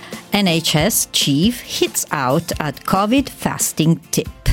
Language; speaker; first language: English; non-native, fluent; Italian